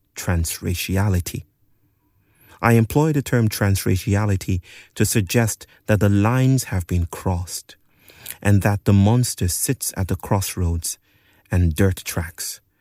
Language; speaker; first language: English; non-native, local second language; Yoruba